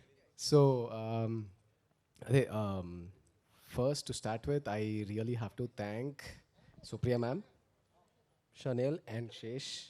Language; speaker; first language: Telugu; early bilingual, heritage; Telugu